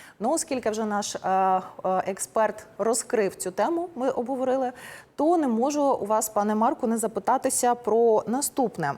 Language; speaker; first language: Ukrainian; native; Ukrainian